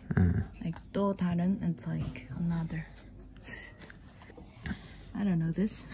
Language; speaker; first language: English; non-native, fluent; Korean